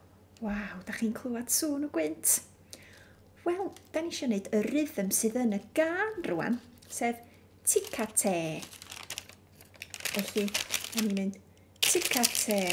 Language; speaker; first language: Welsh; native; Welsh